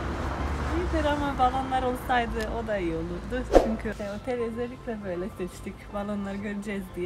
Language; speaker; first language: Turkish; non-native, fluent; Slovenian